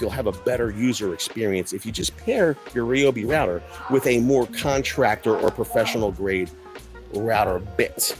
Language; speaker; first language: English; native; English